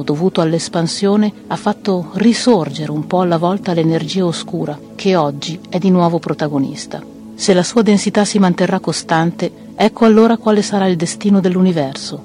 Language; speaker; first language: Italian; native; Italian